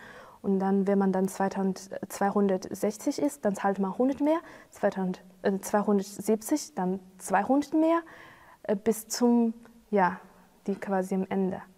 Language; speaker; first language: German; non-native, fluent; Chinese